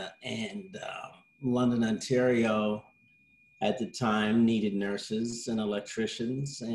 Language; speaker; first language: English; native; English